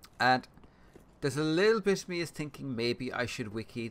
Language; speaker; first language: English; native; English